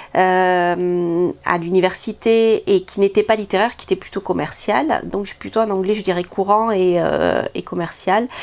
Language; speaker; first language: French; native; French